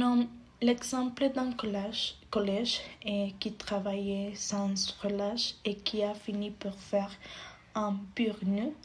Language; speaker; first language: French; non-native, fluent; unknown